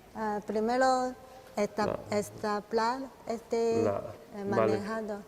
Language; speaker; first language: Spanish; non-native, learner; Chinese